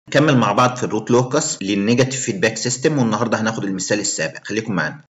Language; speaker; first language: Arabic; native; Arabic